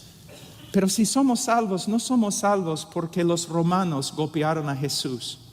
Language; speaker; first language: Spanish; non-native, fluent; English